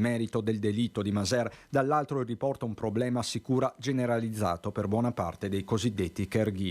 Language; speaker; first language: Italian; native; Italian